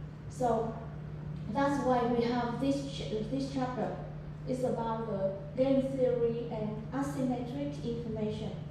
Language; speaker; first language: English; non-native, fluent; Vietnamese